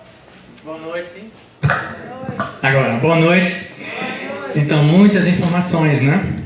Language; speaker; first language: Portuguese; non-native, fluent; German